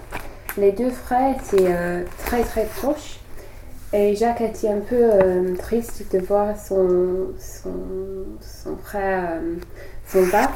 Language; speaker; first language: French; non-native, learner; English